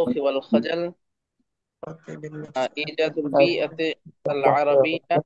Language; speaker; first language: Arabic; non-native, learner; Bangla